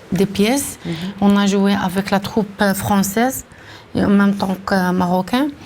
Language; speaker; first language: French; non-native, local second language; Arabic